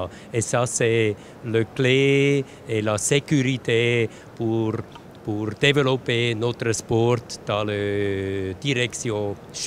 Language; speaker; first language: French; non-native, local second language; German